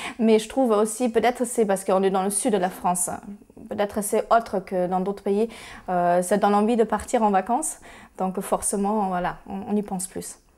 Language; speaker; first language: French; non-native, fluent; German